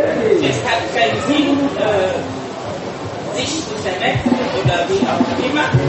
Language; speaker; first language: German; non-native, fluent; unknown